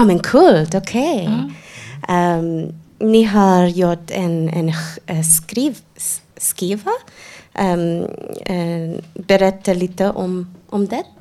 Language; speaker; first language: Swedish; non-native, fluent; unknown